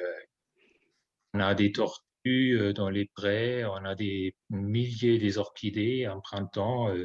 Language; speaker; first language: French; non-native, fluent; German